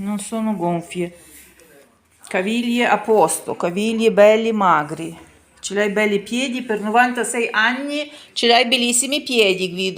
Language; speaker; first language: Italian; non-native, fluent; Ukrainian